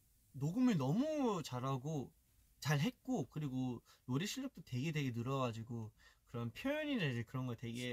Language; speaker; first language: Korean; early bilingual, heritage; Korean